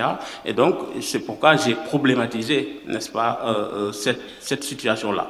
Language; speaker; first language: French; non-native, local second language; Wolof